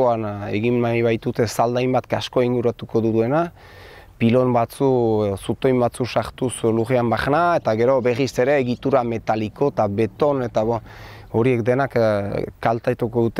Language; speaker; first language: Basque; native; Basque